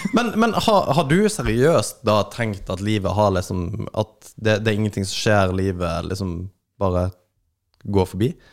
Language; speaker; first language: Norwegian; native; Norwegian